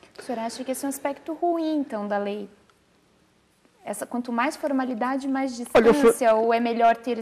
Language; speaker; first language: Portuguese; native; Portuguese